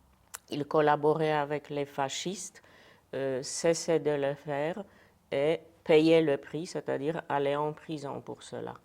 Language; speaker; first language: French; non-native, fluent; Polish